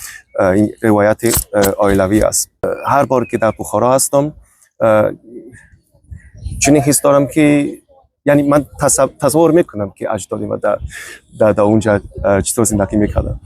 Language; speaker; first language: Persian; non-native, fluent; Chinese